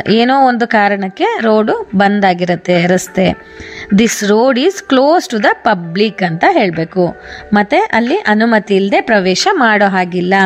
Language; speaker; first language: Kannada; native; Kannada